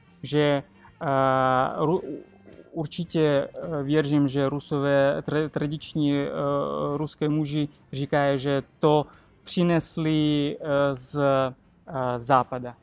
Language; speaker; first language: Czech; non-native, fluent; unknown